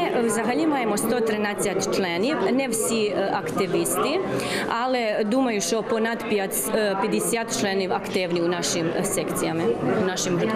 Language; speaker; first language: Ukrainian; early bilingual, heritage; Ukrainian